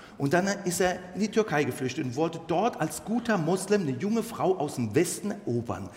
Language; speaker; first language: German; early bilingual, other home language; Turkish